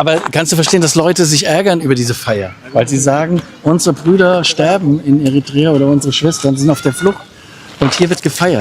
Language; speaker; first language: German; native; German